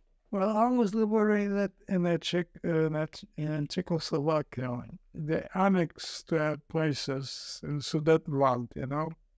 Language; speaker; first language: English; non-native, fluent; Polish